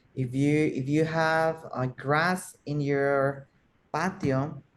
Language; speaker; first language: English; non-native, fluent; Spanish